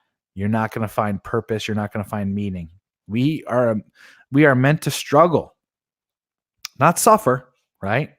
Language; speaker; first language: English; native; English